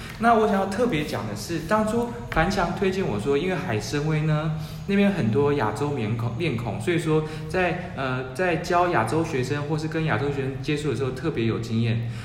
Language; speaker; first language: Chinese; native; Chinese